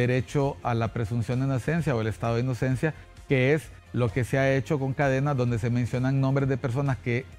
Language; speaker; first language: Spanish; native; Spanish